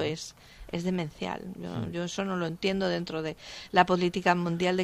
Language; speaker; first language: Spanish; native; Spanish